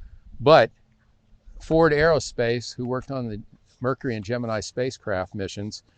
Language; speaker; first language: English; native; English